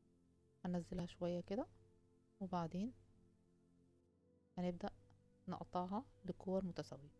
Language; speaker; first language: Arabic; native; Arabic